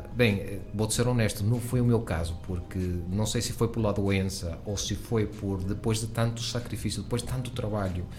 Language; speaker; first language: Portuguese; early bilingual, heritage; Spanish